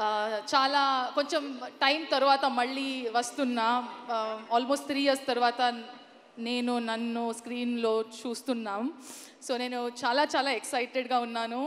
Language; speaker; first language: Telugu; non-native, local second language; Kannada